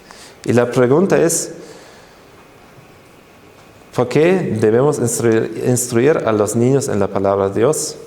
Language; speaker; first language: Spanish; non-native, fluent; German